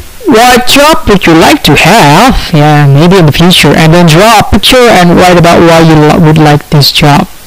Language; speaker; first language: English; non-native, fluent; Indonesian